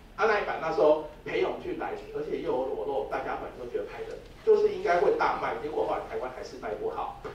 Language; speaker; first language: Chinese; native; Chinese